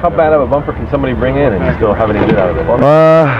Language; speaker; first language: English; native; English